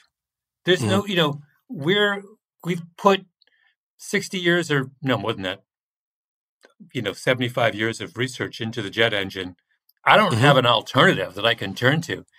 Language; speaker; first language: English; native; English